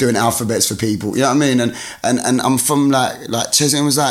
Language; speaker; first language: English; native; English